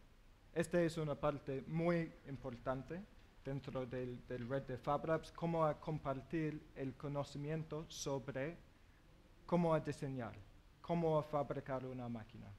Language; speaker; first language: Spanish; non-native, learner; English